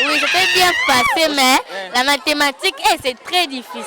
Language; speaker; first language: French; non-native, local second language; Lingala